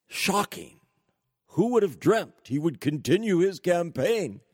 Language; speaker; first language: English; native; English